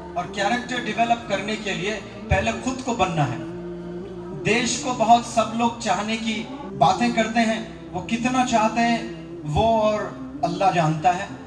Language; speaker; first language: Hindi; native; Hindi